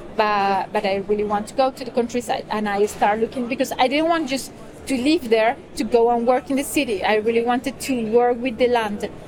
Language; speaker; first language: English; non-native, fluent; Spanish